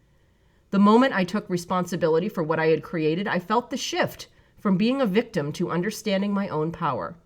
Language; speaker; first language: English; native; English